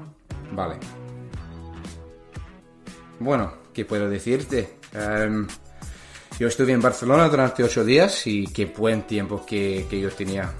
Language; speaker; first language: Spanish; non-native, learner; English